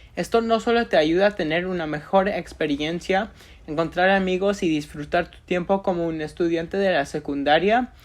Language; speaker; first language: Spanish; early bilingual, other home language; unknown